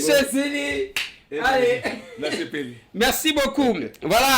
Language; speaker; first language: French; non-native, local second language; Lingala